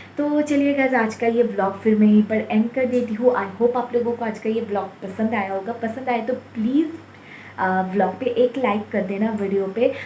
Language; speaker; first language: Hindi; non-native, local second language; Bangla